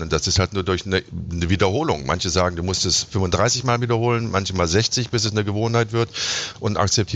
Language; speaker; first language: German; native; German